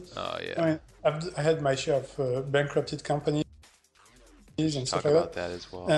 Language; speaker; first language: English; non-native, fluent; French